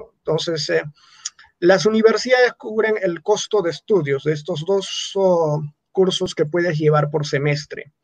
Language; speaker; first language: Spanish; non-native, local second language; Quechua